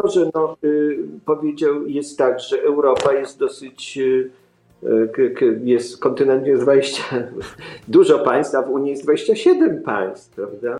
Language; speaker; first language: Polish; native; Polish